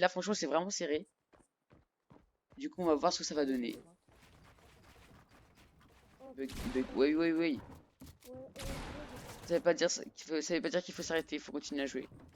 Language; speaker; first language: French; native; French